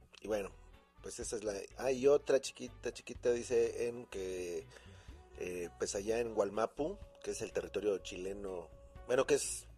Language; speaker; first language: Spanish; native; Spanish